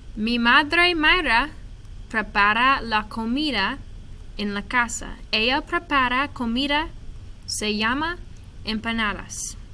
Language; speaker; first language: Spanish; non-native, fluent; English